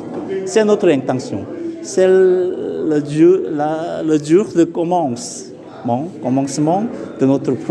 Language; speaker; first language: French; non-native, fluent; Korean